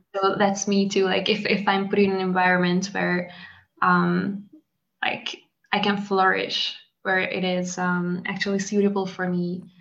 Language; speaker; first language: English; non-native, fluent; Hungarian